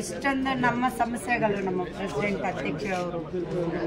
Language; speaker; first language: Kannada; non-native, local second language; Telugu